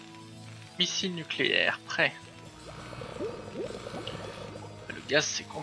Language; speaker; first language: French; native; French